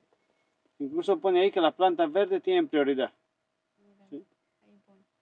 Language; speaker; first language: Spanish; native; Spanish